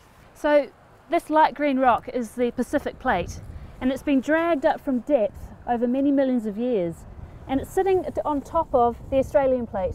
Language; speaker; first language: English; native; English